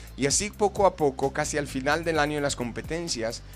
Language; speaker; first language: Spanish; non-native, fluent; English